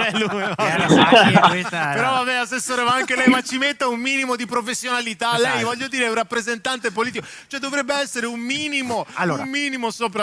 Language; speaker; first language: Italian; native; Italian